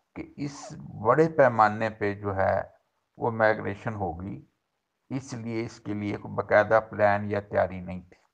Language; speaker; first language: Urdu; non-native, local second language; Haryanvi